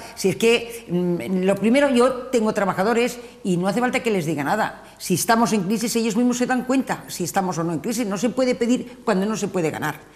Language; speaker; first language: Spanish; native; Spanish